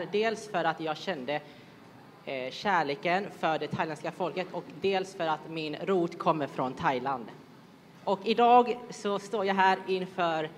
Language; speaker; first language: Swedish; early bilingual, other home language; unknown